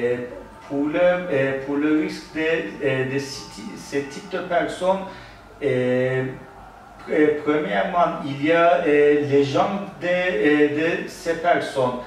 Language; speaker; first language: French; non-native, learner; Turkish